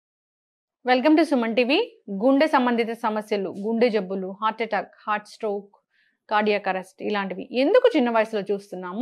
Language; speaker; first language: Telugu; native; Telugu